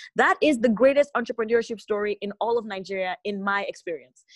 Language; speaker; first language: English; non-native, local second language; Igbo